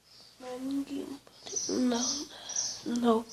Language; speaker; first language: Portuguese; native; Portuguese